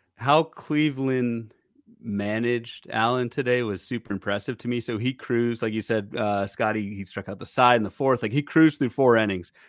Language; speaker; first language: English; native; English